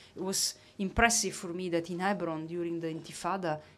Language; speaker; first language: English; non-native, fluent; Italian